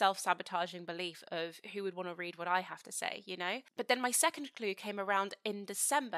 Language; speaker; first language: English; native; English